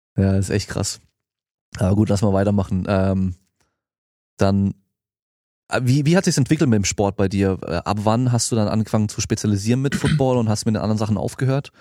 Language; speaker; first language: German; native; German